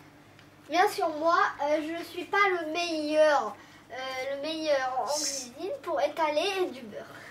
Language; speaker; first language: French; non-native, local second language; Arabic